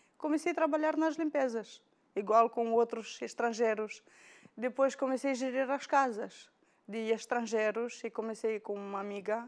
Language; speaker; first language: Portuguese; non-native, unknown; Romanian